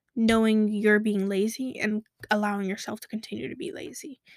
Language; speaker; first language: English; early bilingual, other home language; Kabuverdianu